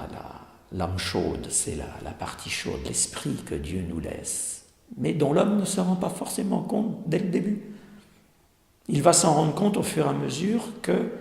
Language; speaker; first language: French; native; French